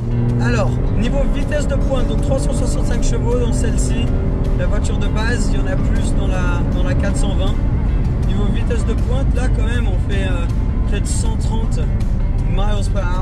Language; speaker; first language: French; native; French